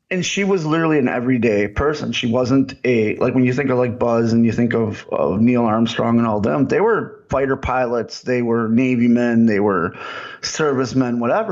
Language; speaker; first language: English; native; English